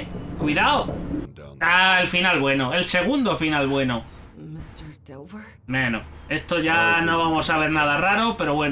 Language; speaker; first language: Spanish; native; Spanish